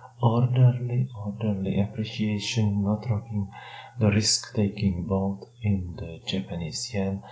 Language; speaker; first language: English; non-native, fluent; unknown